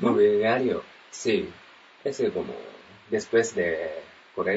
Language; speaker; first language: Spanish; non-native, learner; Japanese